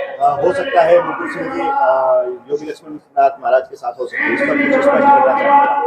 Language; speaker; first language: Hindi; native; Hindi